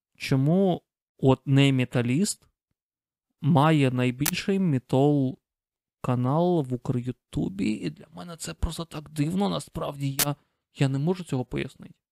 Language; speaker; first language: Ukrainian; non-native, local second language; Russian